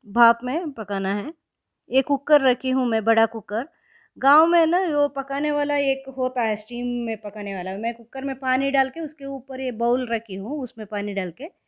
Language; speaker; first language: Hindi; non-native, local second language; Kannada